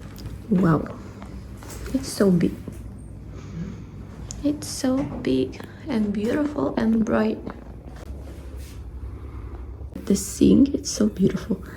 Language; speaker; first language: English; non-native, learner; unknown